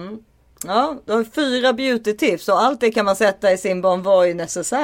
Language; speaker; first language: Swedish; native; Swedish